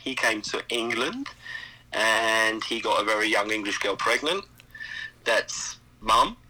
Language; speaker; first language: English; native; English